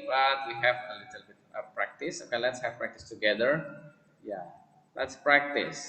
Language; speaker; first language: English; non-native, fluent; Indonesian